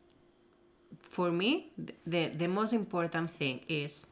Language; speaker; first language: English; non-native, learner; Spanish